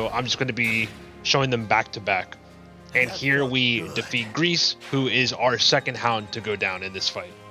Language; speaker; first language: English; native; English